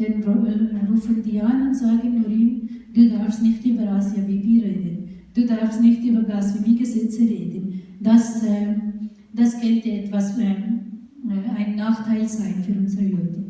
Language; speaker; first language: German; non-native, fluent; Urdu